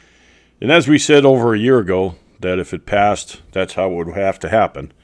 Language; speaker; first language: English; native; English